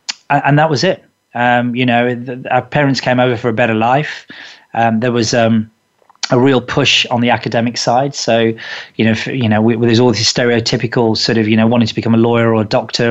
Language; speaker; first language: English; native; English